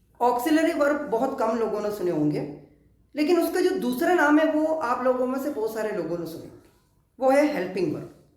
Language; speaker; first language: Hindi; non-native, local second language; Malayalam